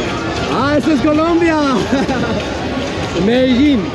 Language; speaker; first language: Spanish; non-native, learner; Swiss German